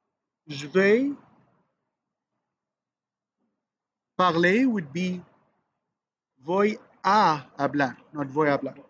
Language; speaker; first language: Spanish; non-native, learner; Arabic